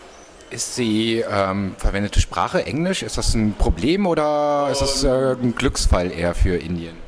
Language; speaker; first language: German; native; German